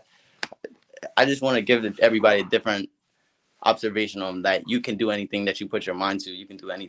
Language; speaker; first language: English; native; English